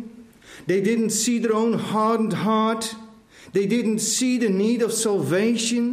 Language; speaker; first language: English; non-native, fluent; Dutch